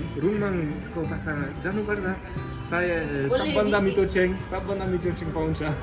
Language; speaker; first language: Nepali; non-native, fluent; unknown